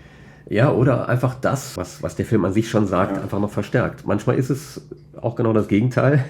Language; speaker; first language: German; native; German